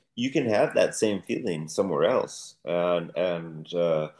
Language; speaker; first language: English; native; English